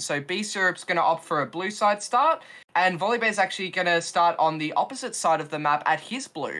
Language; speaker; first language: English; native; English